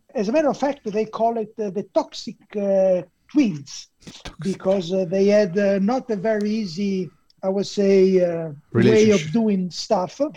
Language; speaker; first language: English; non-native, fluent; Italian